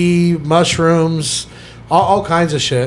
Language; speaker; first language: English; native; English